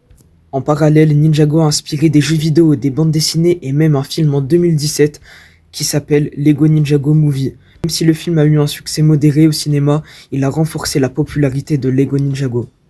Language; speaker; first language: French; native; French